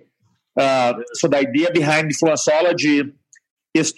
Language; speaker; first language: English; non-native, fluent; Portuguese